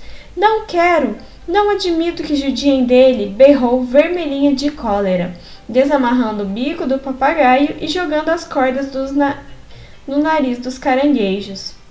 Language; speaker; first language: Portuguese; native; Portuguese